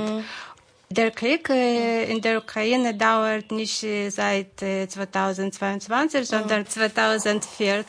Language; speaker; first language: German; non-native, fluent; Ukrainian